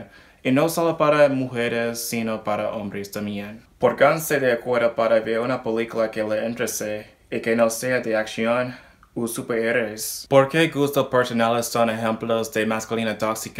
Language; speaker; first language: Spanish; non-native, learner; English